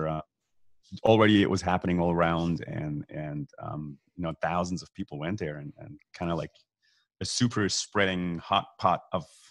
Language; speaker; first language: English; non-native, fluent; Swiss German